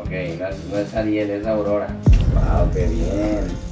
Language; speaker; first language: Spanish; native; Spanish